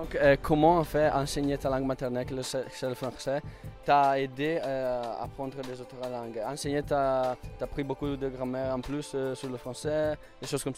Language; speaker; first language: French; non-native, fluent; Italian